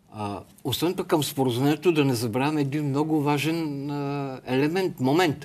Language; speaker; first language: Bulgarian; native; Bulgarian